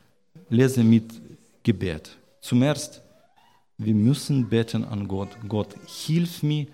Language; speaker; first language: German; non-native, learner; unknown